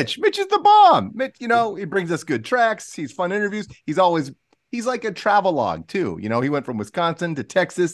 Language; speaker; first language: English; native; English